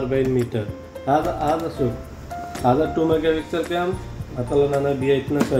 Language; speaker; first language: Arabic; non-native, learner; Hindi